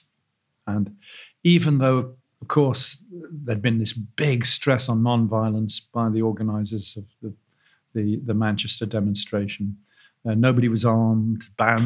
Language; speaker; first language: English; native; English